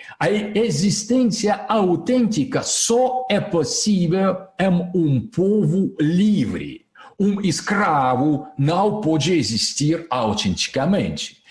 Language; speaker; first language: Portuguese; non-native, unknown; Russian